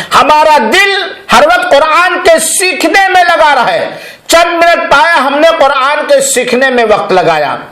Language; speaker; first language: Urdu; native; Urdu